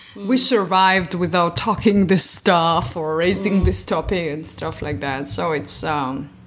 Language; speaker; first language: English; non-native, fluent; Georgian